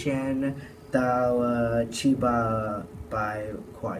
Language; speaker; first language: Chinese; non-native, learner; English